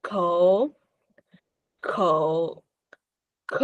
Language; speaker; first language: Chinese; non-native, learner; Vietnamese